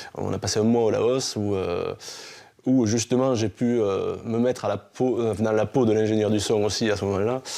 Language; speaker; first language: French; native; French